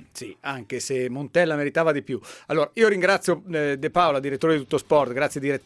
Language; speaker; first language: Italian; native; Italian